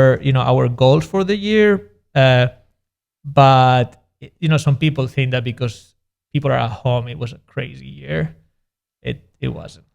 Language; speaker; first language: English; non-native, fluent; Spanish